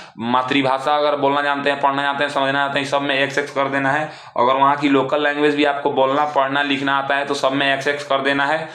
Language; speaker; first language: Hindi; non-native, local second language; Bhojpuri